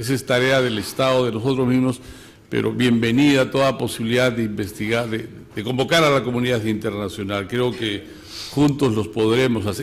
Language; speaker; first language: Spanish; native; Spanish